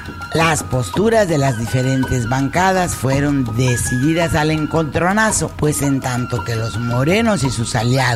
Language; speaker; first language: Spanish; native; Spanish